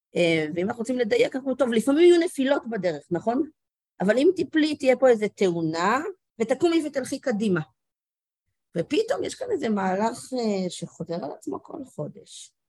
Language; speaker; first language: Hebrew; native; Hebrew